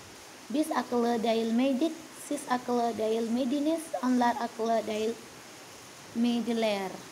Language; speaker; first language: Turkish; non-native, learner; Indonesian